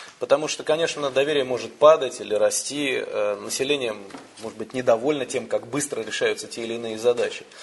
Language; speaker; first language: Russian; native; Russian